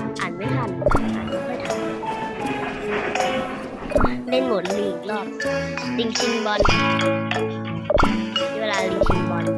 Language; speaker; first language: Thai; native; Thai